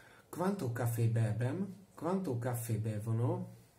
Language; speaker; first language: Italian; non-native, learner; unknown